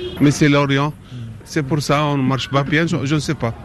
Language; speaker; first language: French; non-native, learner; Arabic